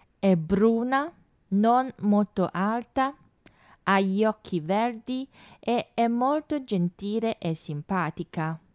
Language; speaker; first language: Italian; non-native, fluent; Chinese